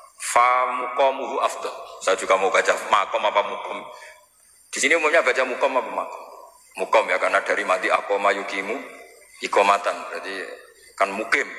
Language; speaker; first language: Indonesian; non-native, local second language; Javanese